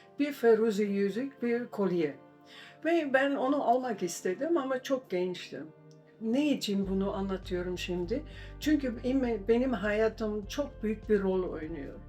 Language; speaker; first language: Turkish; non-native, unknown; German